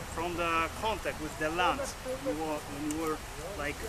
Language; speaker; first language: English; non-native, fluent; Portuguese